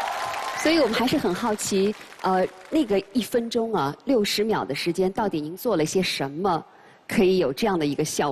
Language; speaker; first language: Chinese; native; Chinese